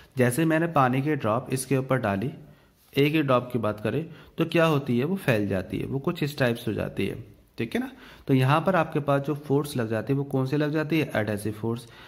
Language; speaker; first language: Hindi; native; Hindi